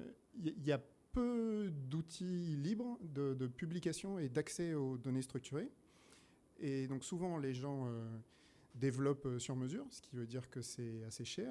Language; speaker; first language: French; native; French